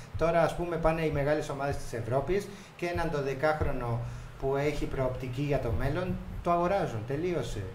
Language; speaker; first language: Greek; non-native, fluent; Spanish